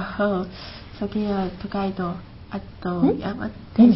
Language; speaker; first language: Japanese; non-native, learner; Chinese